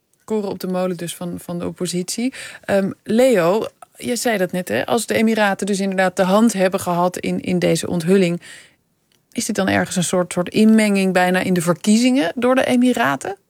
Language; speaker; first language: Dutch; native; Dutch